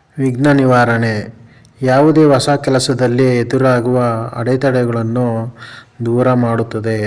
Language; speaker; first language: Kannada; native; Kannada